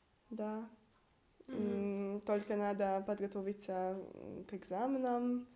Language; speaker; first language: Russian; non-native, learner; Hungarian